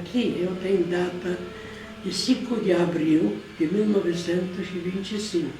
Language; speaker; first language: Portuguese; non-native, fluent; Polish